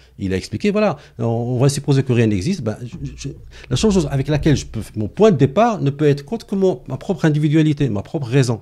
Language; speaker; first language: French; non-native, local second language; Arabic